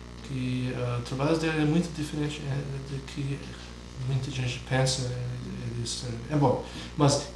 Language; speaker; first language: Portuguese; non-native, fluent; English